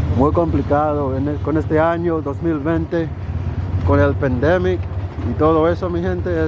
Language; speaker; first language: Spanish; non-native, learner; Haitian Creole